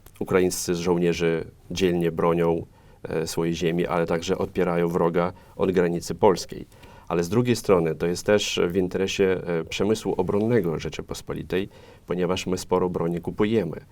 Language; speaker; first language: Polish; non-native, fluent; Ukrainian